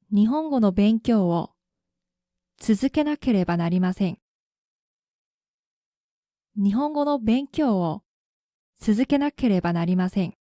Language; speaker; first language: Japanese; non-native, fluent; Korean